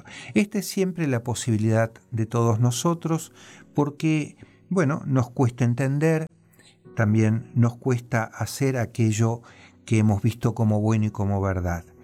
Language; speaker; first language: Spanish; native; Spanish